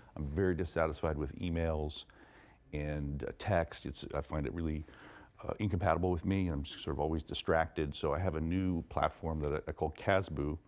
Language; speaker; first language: English; native; English